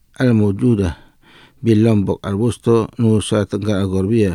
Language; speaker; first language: Arabic; non-native, fluent; Indonesian